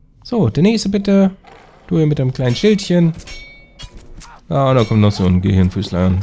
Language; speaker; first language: German; native; German